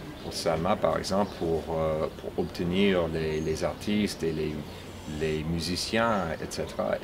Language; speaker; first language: French; non-native, fluent; English